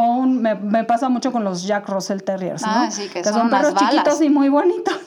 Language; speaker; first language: Spanish; native; Spanish